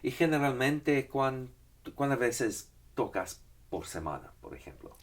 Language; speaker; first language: Spanish; non-native, fluent; English